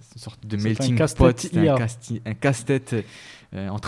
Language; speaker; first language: French; non-native, local second language; Arabic